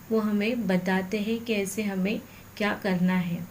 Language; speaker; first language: Hindi; non-native, local second language; Marathi